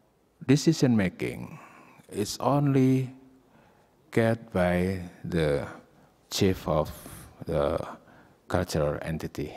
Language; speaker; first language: English; non-native, learner; Indonesian